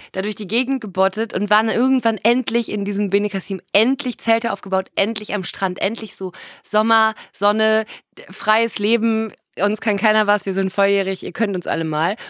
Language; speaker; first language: German; native; German